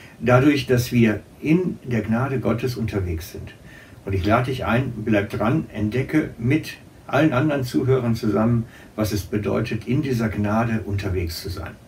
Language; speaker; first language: German; native; German